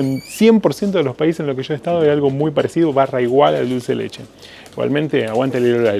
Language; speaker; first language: Spanish; native; Spanish